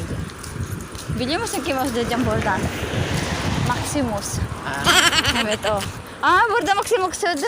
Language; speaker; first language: Turkish; non-native, learner; Filipino